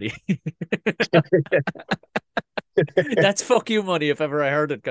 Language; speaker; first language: English; native; English